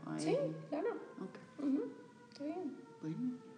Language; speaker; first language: Spanish; non-native, fluent; English